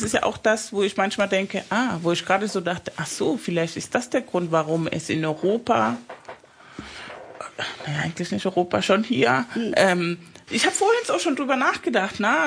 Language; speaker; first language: German; non-native, fluent; Spanish